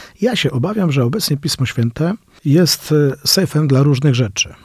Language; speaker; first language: Polish; native; Polish